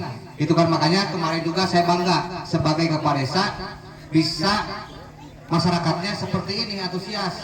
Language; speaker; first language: Indonesian; non-native, local second language; Sundanese